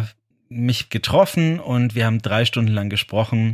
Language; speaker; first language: German; native; German